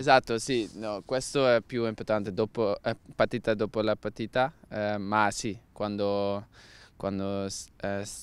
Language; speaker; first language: Italian; non-native, learner; Dutch